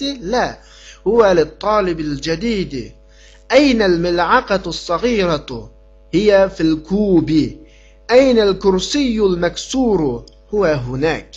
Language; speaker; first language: Arabic; non-native, fluent; Uyghur